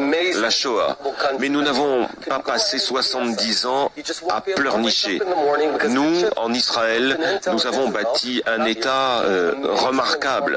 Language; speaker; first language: French; native; French